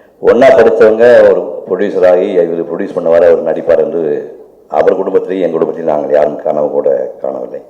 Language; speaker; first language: Tamil; native; Tamil